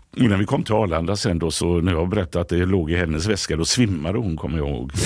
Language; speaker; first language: Swedish; native; Swedish